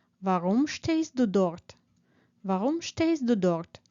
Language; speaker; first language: German; non-native, fluent; Ukrainian